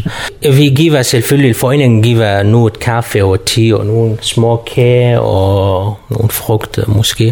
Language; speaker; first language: Danish; non-native, fluent; Kurdish